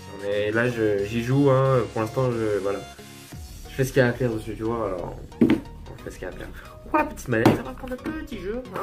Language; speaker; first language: French; native; French